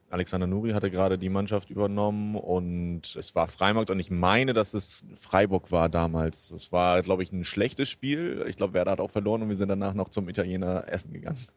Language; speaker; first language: German; native; German